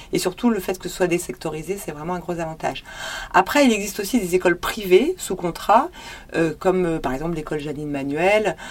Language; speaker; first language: French; native; French